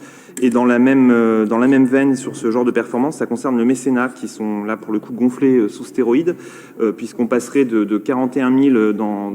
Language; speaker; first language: French; native; French